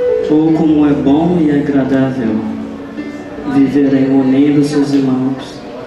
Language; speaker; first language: Portuguese; non-native, fluent; Haitian Creole